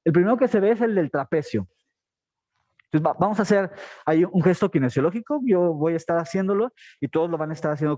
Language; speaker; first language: Spanish; native; Spanish